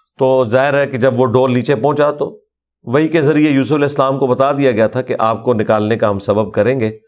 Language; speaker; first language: Urdu; non-native, local second language; Punjabi